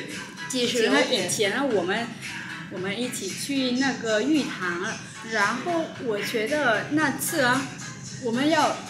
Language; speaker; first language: Chinese; non-native, fluent; Vietnamese